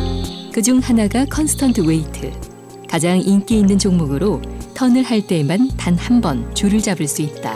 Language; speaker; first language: Korean; native; Korean